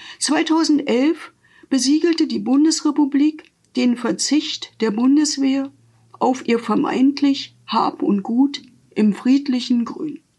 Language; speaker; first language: German; native; German